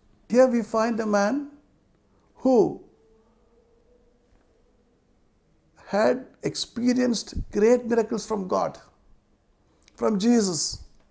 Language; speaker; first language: English; non-native, local second language; Malayalam